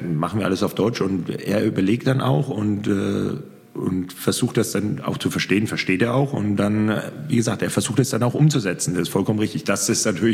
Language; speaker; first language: German; native; German